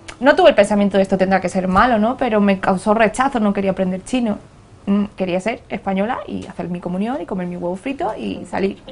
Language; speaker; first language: Spanish; early bilingual, other home language; Chinese